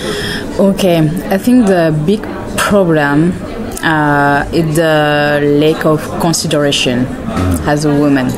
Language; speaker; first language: English; non-native, learner; French